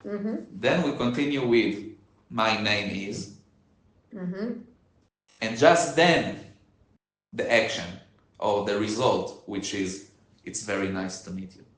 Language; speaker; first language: English; non-native, learner; Hebrew